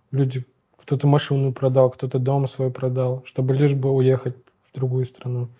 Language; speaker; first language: Russian; non-native, local second language; Uzbek